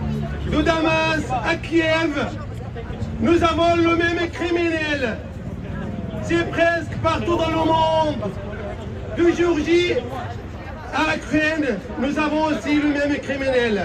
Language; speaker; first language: French; non-native, fluent; Arabic